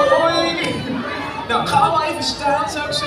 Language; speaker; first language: Dutch; native; Dutch